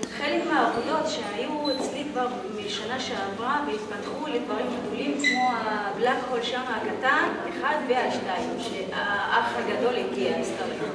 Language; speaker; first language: Hebrew; non-native, local second language; Arabic